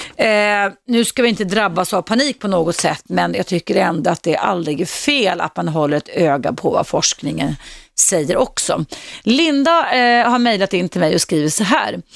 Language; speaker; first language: Swedish; native; Swedish